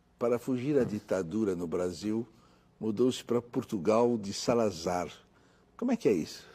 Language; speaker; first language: Portuguese; native; Portuguese